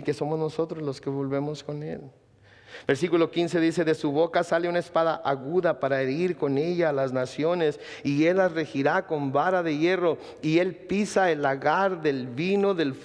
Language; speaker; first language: Spanish; native; Spanish